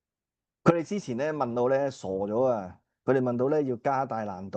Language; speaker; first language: Cantonese; native; Cantonese